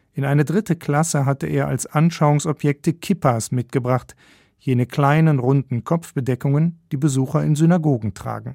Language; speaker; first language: German; native; German